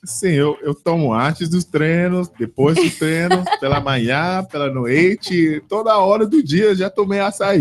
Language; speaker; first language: Portuguese; non-native, fluent; English